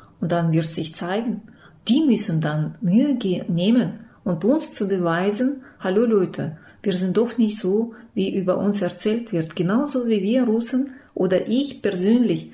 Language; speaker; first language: German; non-native, fluent; Russian